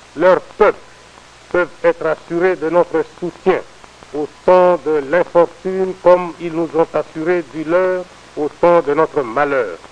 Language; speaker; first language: French; non-native, local second language; Lingala